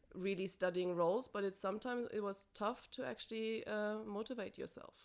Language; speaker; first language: English; non-native, fluent; German